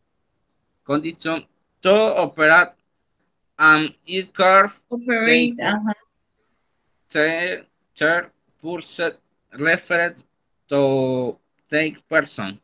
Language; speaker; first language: English; non-native, learner; Spanish